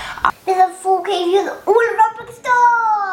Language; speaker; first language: English; native; English